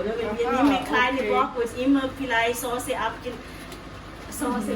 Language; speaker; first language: German; non-native, learner; Thai